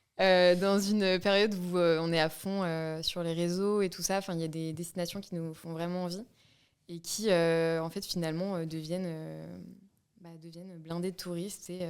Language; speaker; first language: French; native; French